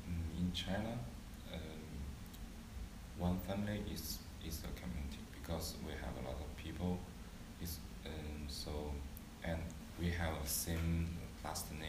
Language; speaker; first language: English; non-native, learner; Chinese